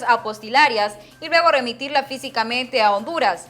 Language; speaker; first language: Spanish; native; Spanish